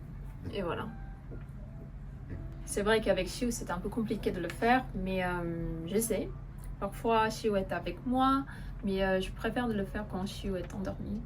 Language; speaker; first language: French; non-native, fluent; Korean